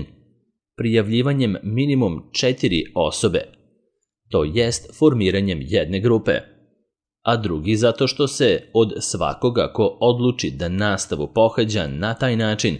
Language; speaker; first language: Serbian; native; Serbian